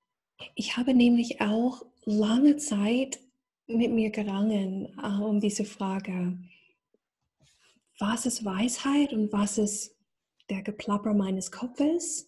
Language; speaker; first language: German; non-native, fluent; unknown